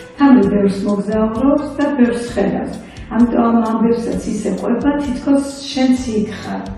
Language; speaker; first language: Georgian; native; Georgian